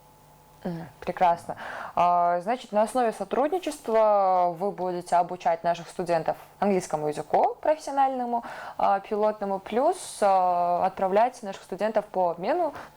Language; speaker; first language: Russian; native; Russian